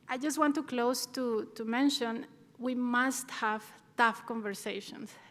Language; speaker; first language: English; non-native, fluent; Spanish